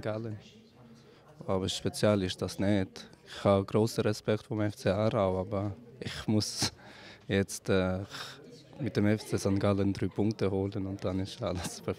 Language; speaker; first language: German; non-native, fluent; Albanian